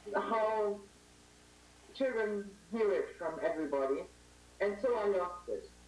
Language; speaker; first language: English; non-native, learner; German